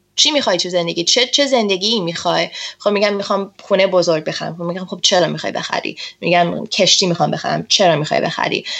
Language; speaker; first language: Persian; early bilingual, heritage; Persian